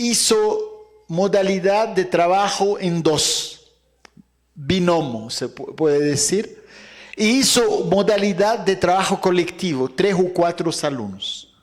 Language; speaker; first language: Spanish; non-native, fluent; Arabic